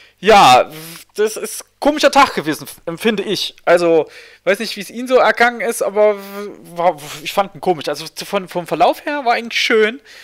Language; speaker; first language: German; native; German